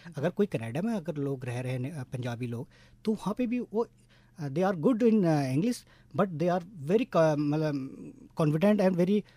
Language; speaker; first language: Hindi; non-native, local second language; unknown